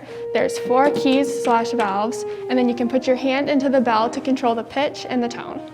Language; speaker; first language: English; native; English